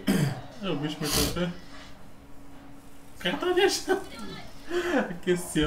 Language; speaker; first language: Portuguese; native; Portuguese